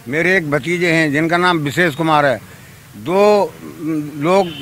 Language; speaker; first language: Hindi; native; Hindi